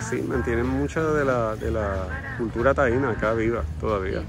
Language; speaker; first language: Spanish; native; Spanish